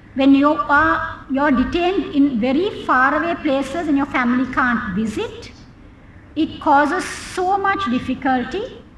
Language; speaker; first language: English; non-native, local second language; Sinhala